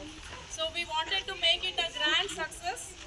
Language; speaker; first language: English; non-native, local second language; Telugu